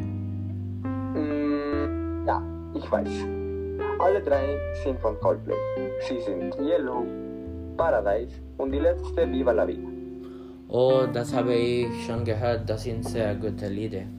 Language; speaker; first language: German; non-native, learner; Spanish